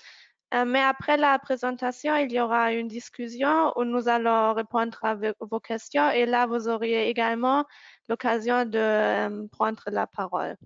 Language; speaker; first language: French; non-native, fluent; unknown